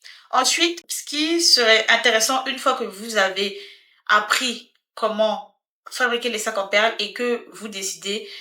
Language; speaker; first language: French; native; French